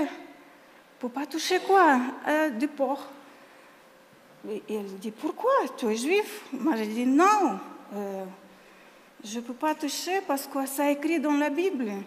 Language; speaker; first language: French; non-native, learner; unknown